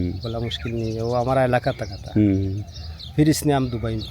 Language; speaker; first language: Hindi; non-native, learner; Bangla